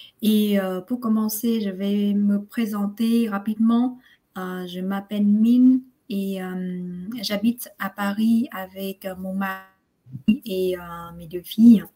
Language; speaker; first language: French; non-native, fluent; Vietnamese